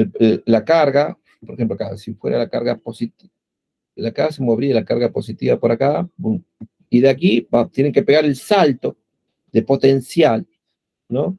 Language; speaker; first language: Spanish; native; Spanish